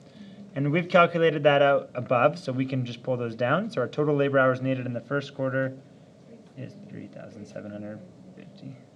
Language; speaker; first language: English; native; English